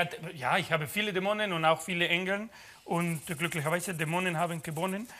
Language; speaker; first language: German; non-native, fluent; Spanish